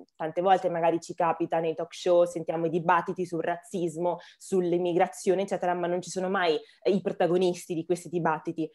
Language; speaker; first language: Italian; early bilingual, other home language; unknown